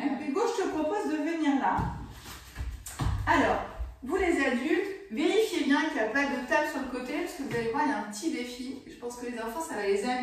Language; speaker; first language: French; native; French